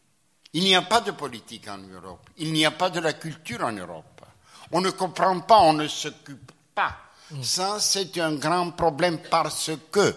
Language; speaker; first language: French; non-native, fluent; Greek